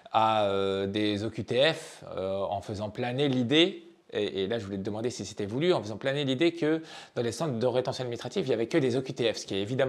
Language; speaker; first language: French; native; French